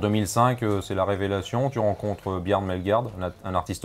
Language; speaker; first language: French; native; French